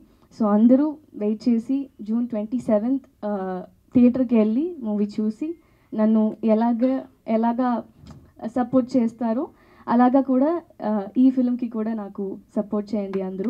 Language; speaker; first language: Telugu; non-native, learner; Tamil